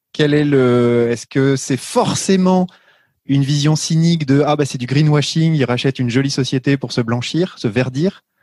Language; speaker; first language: French; native; French